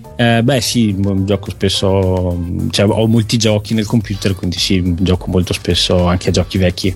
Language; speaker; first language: Italian; native; Italian